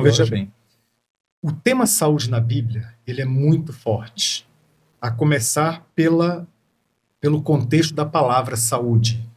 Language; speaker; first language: Portuguese; native; Portuguese